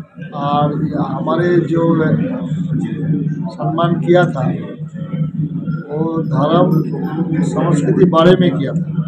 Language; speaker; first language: Hindi; non-native, local second language; Bangla